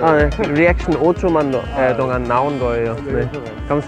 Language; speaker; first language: Korean; non-native, learner; English